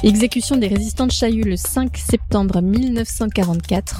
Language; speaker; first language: French; native; French